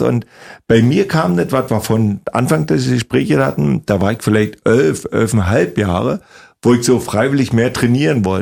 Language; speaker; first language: German; native; German